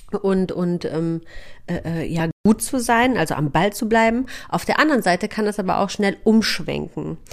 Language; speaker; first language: German; native; German